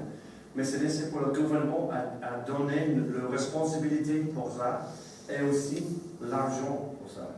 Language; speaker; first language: French; non-native, learner; English